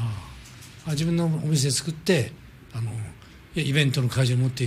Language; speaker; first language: Japanese; native; Japanese